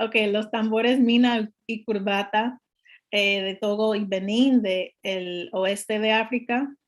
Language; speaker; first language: Spanish; non-native, learner; English